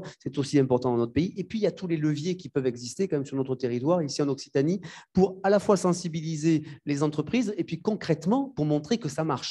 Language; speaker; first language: French; native; French